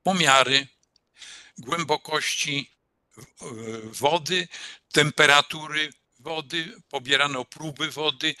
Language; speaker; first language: Polish; native; Polish